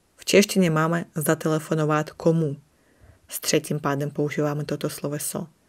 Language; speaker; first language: Czech; non-native, fluent; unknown